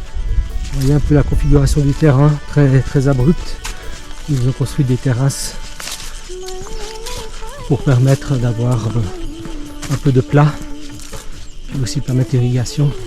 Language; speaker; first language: French; native; French